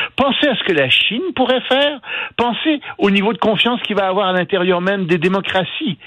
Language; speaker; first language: French; native; French